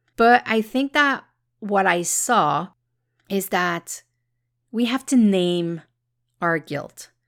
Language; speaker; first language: English; native; English